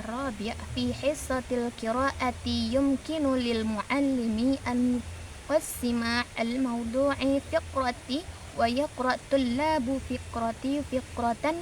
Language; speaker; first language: Arabic; non-native, learner; Indonesian